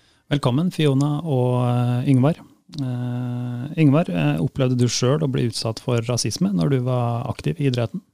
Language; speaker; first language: Norwegian; native; Norwegian